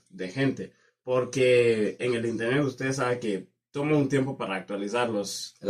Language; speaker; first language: Spanish; non-native, fluent; Swahili